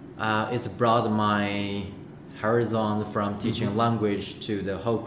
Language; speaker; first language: English; non-native, fluent; Chinese